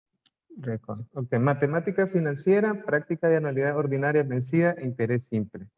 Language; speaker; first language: Spanish; native; Spanish